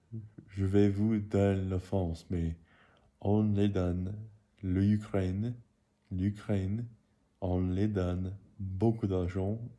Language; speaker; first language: French; non-native, learner; English